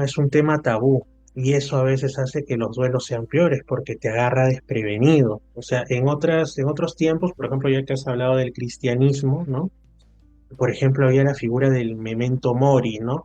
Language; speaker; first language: Spanish; native; Spanish